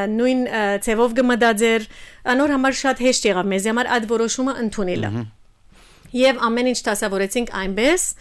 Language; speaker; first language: Armenian; early bilingual, heritage; Armenian